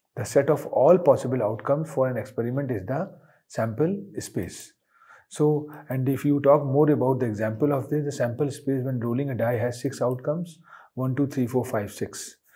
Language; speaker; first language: English; non-native, local second language; Hindi